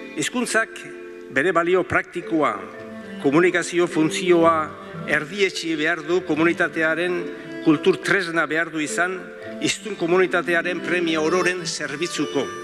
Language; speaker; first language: Basque; native; Basque